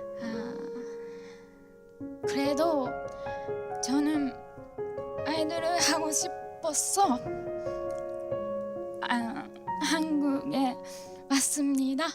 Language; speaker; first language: Korean; non-native, learner; Japanese